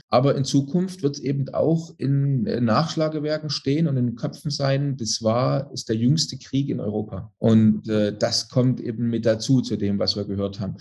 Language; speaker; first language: German; native; German